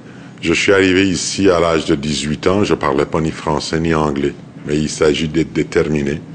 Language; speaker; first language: French; non-native, fluent; Persian